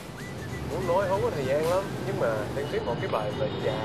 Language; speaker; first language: Vietnamese; non-native, fluent; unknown